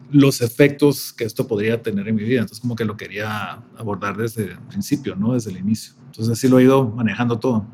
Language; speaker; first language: Spanish; native; Spanish